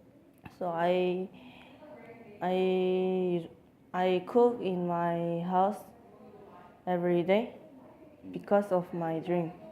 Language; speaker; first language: English; non-native, learner; Korean